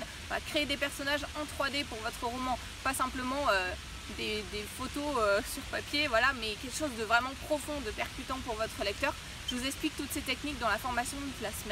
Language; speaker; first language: French; native; French